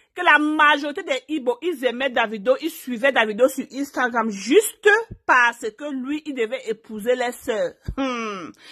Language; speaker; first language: French; non-native, local second language; Haitian Creole